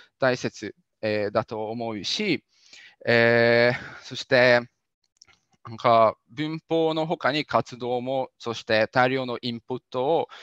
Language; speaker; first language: Japanese; non-native, fluent; Hungarian